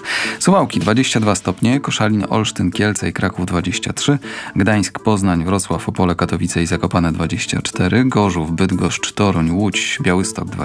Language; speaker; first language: Polish; native; Polish